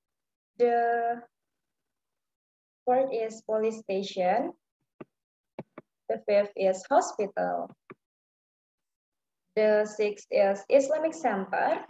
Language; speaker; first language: English; non-native, learner; Indonesian